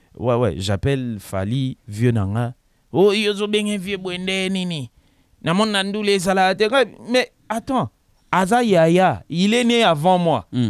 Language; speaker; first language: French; non-native, local second language; Lingala